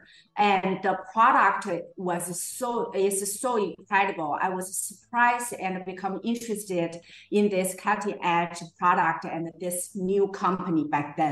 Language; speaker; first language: English; non-native, fluent; Chinese